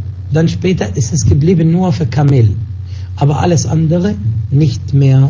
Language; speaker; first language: German; non-native, fluent; Arabic